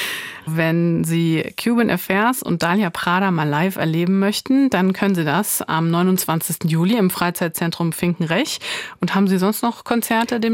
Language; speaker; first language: German; native; German